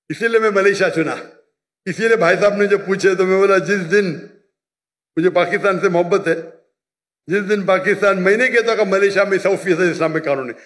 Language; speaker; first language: Urdu; non-native, local second language; Konkani